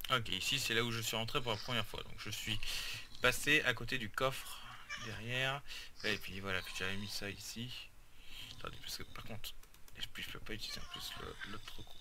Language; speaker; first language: French; native; French